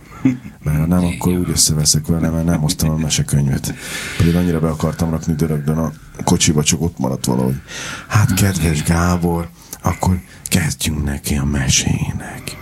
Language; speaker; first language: Hungarian; native; Hungarian